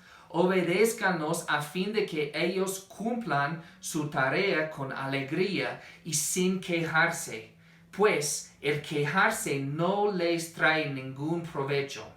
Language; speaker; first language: Spanish; non-native, fluent; English